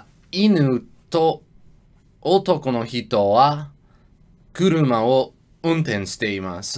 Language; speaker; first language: Japanese; non-native, learner; English